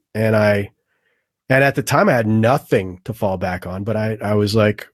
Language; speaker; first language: English; native; English